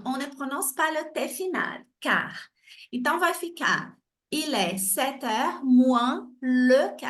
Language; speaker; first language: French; non-native, fluent; Portuguese